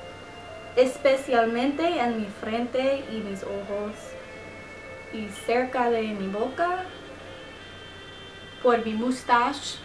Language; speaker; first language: Spanish; non-native, learner; English